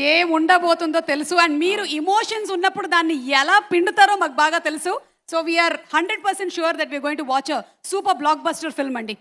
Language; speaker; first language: Telugu; native; Telugu